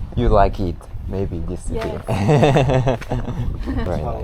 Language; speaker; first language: English; non-native, learner; Japanese